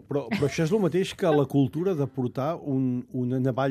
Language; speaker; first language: Catalan; native; Catalan